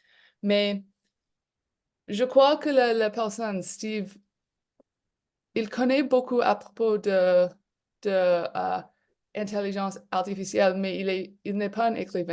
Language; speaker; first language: French; non-native, local second language; English